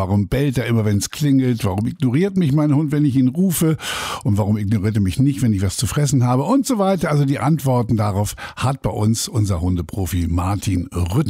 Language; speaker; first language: German; native; German